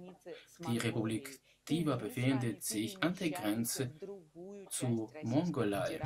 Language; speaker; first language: German; non-native, fluent; Russian